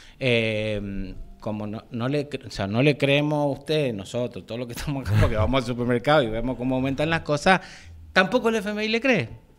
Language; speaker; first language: Spanish; native; Spanish